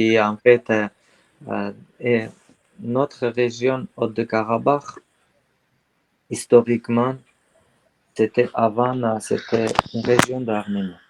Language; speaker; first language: French; non-native, learner; Armenian